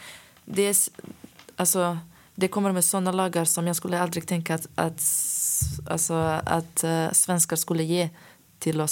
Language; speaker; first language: Swedish; non-native, fluent; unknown